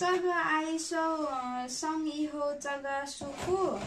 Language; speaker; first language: Chinese; non-native, learner; Nepali